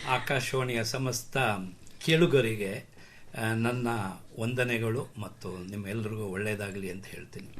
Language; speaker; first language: Kannada; non-native, local second language; Kodava